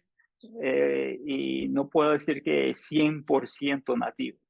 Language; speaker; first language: Spanish; non-native, fluent; English